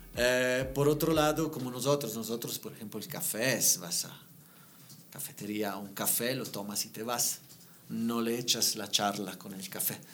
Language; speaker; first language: Spanish; non-native, fluent; Italian